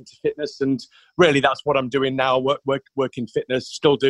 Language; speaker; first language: English; native; English